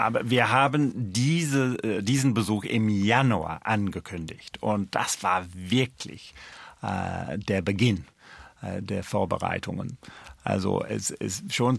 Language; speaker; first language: German; non-native, fluent; English